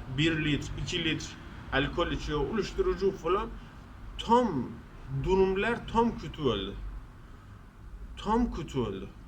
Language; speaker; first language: Turkish; non-native, learner; Persian